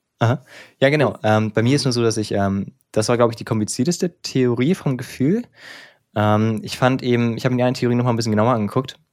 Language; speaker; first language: German; native; German